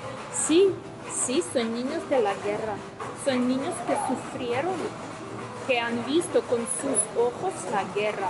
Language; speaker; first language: Spanish; non-native, fluent; Ukrainian